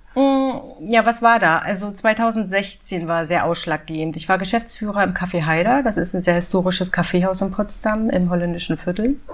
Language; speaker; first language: German; native; German